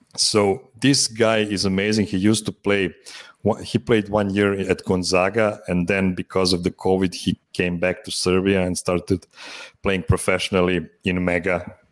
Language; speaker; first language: English; non-native, fluent; Serbian